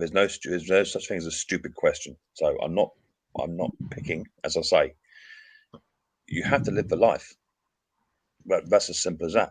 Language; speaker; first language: English; native; English